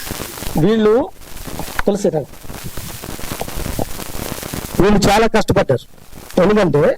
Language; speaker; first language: Telugu; native; Telugu